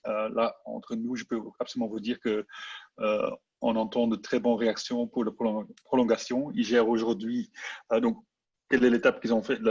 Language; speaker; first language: French; non-native, local second language; Dutch